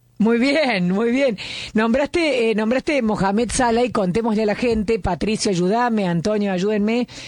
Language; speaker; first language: Spanish; native; Spanish